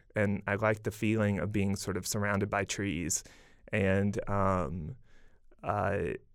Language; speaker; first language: English; native; English